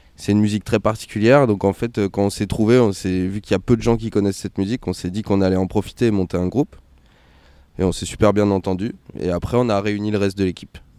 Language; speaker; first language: French; native; French